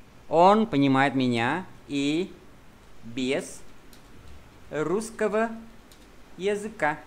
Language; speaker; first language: Russian; non-native, fluent; Vietnamese